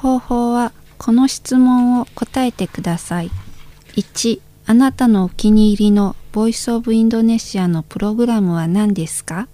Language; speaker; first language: Japanese; non-native, learner; Indonesian